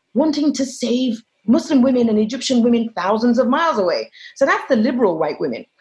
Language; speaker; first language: English; non-native, fluent; Arabic